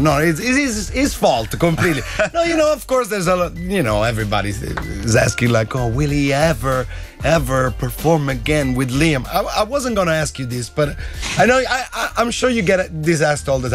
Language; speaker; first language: English; non-native, fluent; Italian